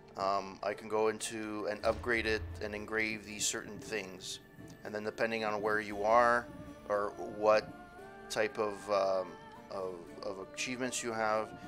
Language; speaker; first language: English; native; English